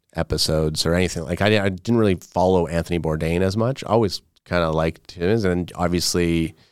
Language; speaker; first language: English; native; English